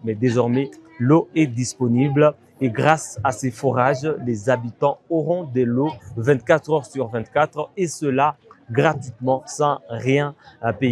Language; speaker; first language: French; non-native, local second language; Swahili